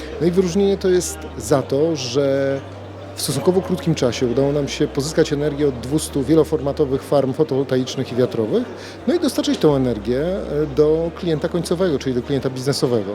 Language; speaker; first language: Polish; native; Polish